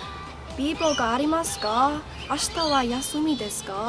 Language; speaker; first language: Japanese; non-native, learner; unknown